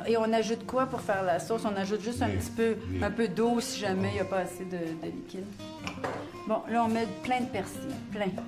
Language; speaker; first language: French; native; French